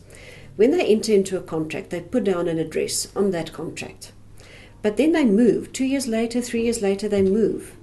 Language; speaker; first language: English; native; English